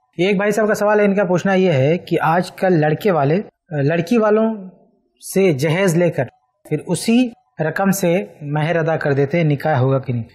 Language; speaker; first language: Hindi; native; Hindi